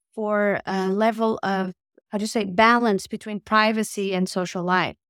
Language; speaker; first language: English; non-native, fluent; Portuguese